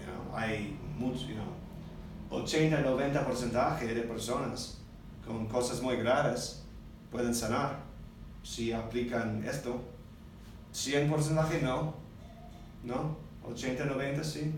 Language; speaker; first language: Spanish; non-native, learner; English